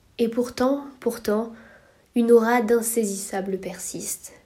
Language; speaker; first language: French; native; French